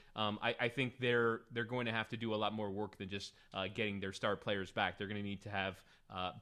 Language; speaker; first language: English; early bilingual, other home language; Spanish